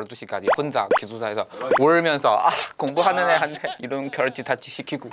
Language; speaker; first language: Korean; non-native, fluent; Chinese